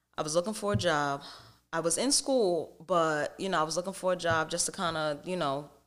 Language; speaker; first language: English; native; English